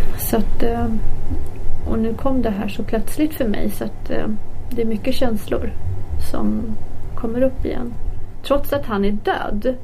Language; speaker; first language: Swedish; early bilingual, other home language; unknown